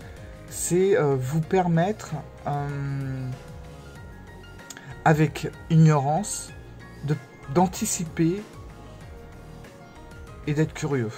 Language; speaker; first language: French; native; French